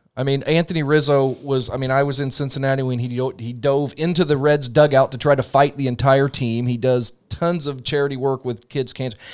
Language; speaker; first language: English; native; English